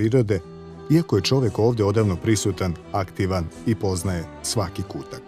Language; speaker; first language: Bosnian; native; Bosnian